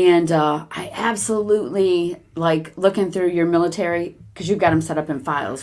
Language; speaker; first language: English; native; English